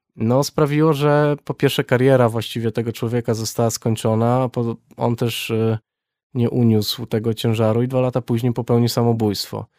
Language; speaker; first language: Polish; native; Polish